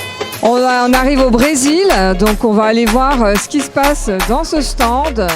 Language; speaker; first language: French; native; French